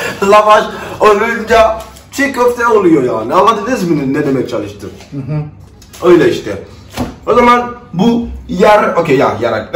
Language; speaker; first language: Turkish; non-native, learner; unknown